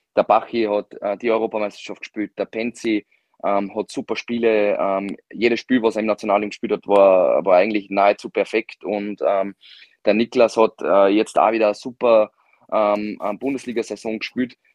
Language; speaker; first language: German; native; German